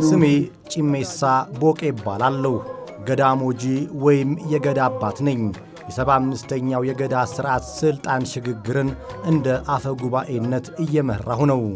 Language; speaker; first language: Amharic; non-native, local second language; Oromo